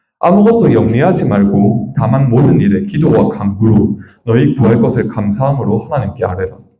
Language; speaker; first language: Korean; native; Korean